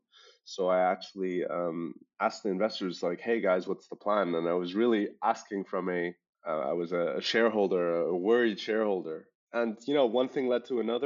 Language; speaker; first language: English; non-native, local second language; German